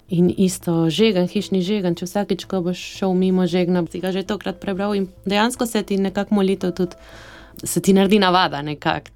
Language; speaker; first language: Slovenian; early bilingual, heritage; Slovenian